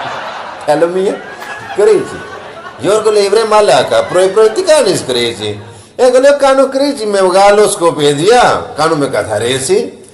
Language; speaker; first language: Greek; non-native, learner; Punjabi